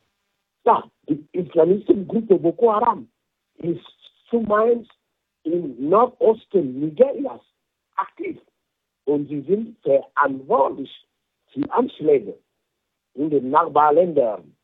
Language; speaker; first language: German; non-native, fluent; French